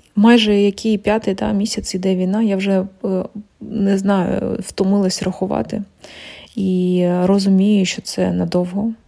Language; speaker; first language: Ukrainian; non-native, local second language; Russian